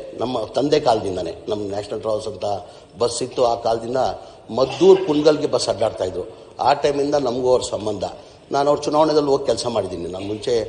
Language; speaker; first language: Kannada; non-native, local second language; Urdu